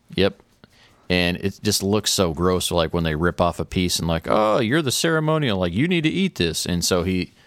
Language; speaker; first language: English; native; English